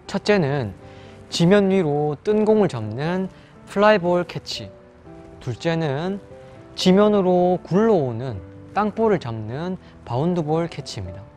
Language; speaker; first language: Korean; native; Korean